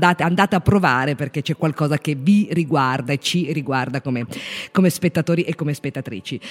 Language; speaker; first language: Italian; native; Italian